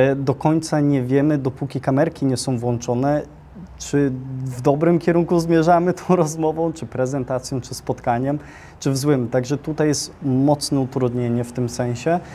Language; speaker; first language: Polish; early bilingual, heritage; Polish